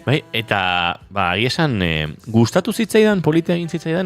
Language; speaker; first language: Basque; native; Basque